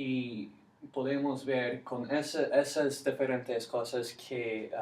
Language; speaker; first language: Spanish; non-native, fluent; English